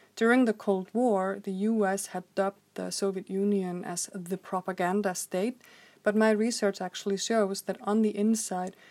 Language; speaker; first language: English; non-native, fluent; Icelandic